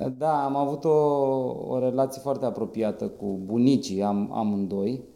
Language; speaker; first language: Romanian; native; Romanian